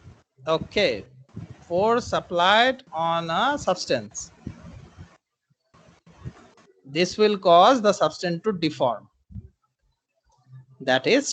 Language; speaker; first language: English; non-native, local second language; Bangla